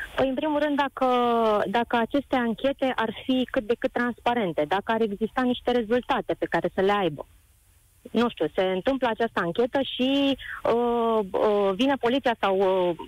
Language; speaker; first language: Romanian; native; Romanian